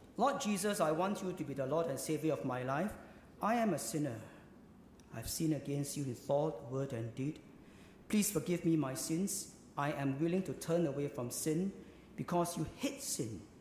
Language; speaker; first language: English; non-native, local second language; Chinese